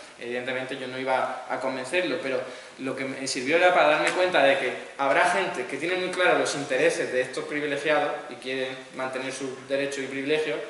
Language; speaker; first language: Spanish; native; Spanish